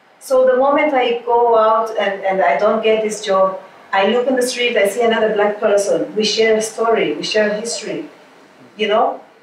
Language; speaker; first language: English; non-native, fluent; Portuguese